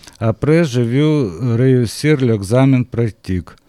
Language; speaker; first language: French; non-native, learner; Ukrainian